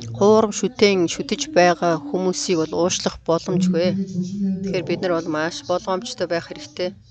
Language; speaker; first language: Mongolian; non-native, fluent; Korean